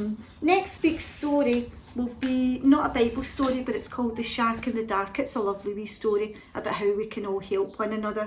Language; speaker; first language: English; native; English